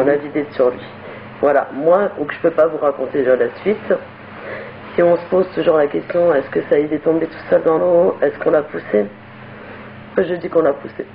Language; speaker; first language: French; native; French